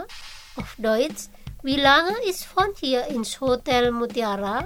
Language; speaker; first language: German; non-native, learner; Indonesian